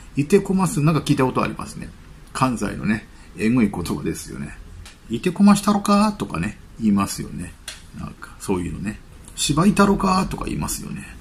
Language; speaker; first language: Japanese; native; Japanese